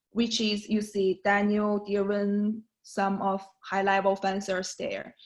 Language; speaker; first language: English; non-native, learner; Chinese